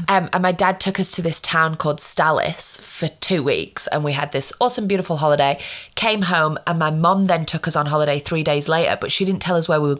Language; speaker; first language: English; native; English